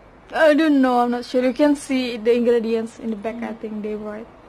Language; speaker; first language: English; non-native, learner; Indonesian